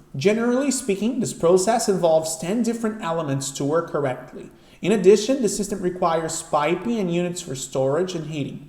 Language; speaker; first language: English; non-native, fluent; Portuguese